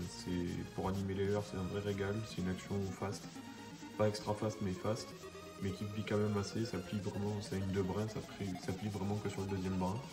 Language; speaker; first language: French; native; French